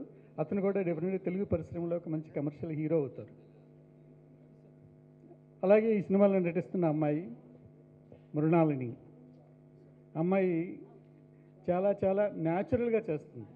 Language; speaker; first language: Telugu; native; Telugu